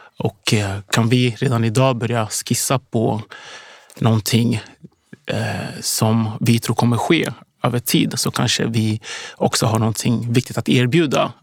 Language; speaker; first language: Swedish; early bilingual, other home language; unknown